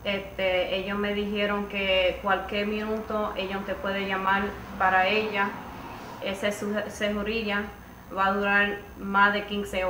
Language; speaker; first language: Spanish; early bilingual, heritage; Spanish